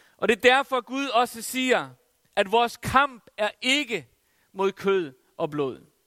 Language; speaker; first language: Danish; non-native, local second language; Faroese